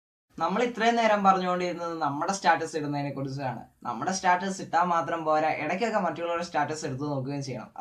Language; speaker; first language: Malayalam; native; Malayalam